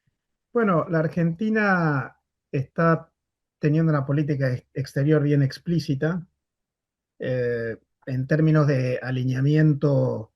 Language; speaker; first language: Spanish; native; Spanish